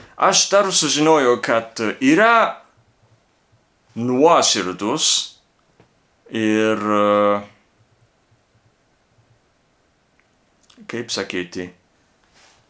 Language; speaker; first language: Lithuanian; non-native, learner; Japanese